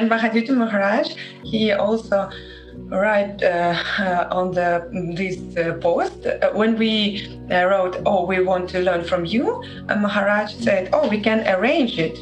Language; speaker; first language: English; non-native, learner; Russian